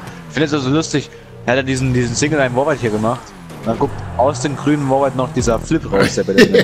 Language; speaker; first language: German; native; German